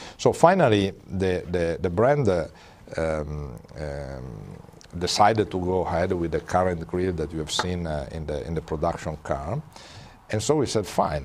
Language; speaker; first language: English; non-native, fluent; Italian